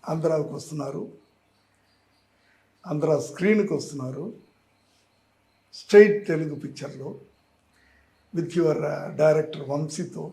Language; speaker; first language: Telugu; non-native, learner; Tamil